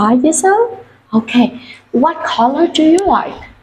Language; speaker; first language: English; non-native, fluent; Vietnamese